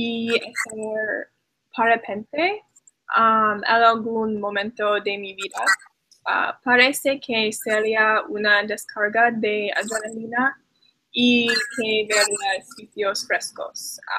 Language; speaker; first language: Spanish; non-native, learner; English